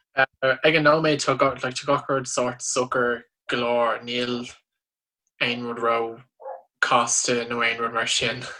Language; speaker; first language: Irish; non-native, local second language; English